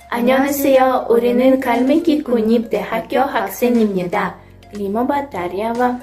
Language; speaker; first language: Korean; non-native, learner; Russian